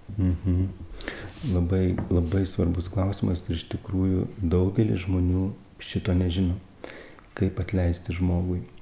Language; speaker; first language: Lithuanian; native; Lithuanian